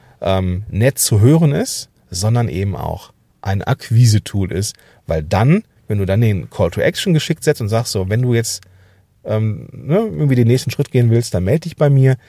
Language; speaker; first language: German; native; German